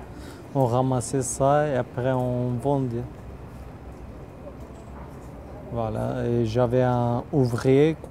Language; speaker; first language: French; non-native, fluent; Bulgarian